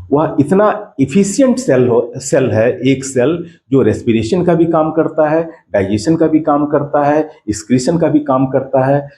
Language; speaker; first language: Hindi; native; Hindi